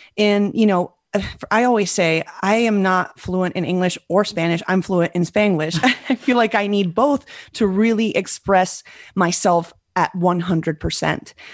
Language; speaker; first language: English; early bilingual, other home language; Spanish